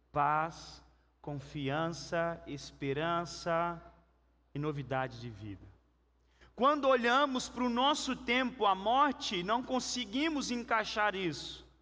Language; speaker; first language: Portuguese; native; Portuguese